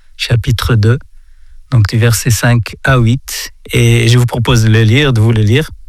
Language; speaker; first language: French; non-native, fluent; Portuguese